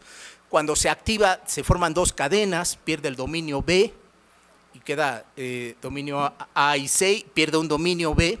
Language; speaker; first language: Spanish; native; Spanish